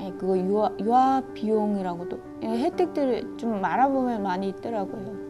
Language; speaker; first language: Korean; non-native, fluent; Mongolian